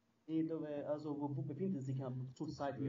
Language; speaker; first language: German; non-native, learner; Italian